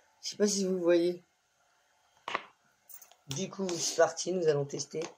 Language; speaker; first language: French; native; French